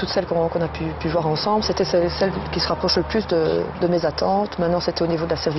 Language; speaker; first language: French; native; French